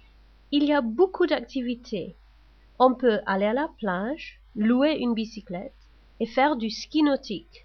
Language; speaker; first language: French; non-native, learner; English